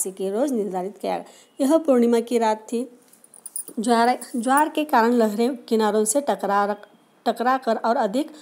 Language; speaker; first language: Hindi; non-native, local second language; Marathi